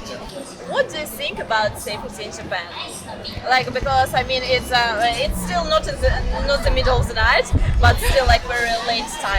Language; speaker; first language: English; non-native, learner; Russian